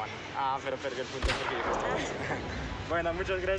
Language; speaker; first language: Spanish; non-native, fluent; French